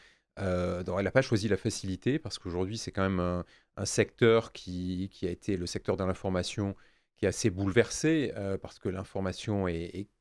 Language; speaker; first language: French; native; French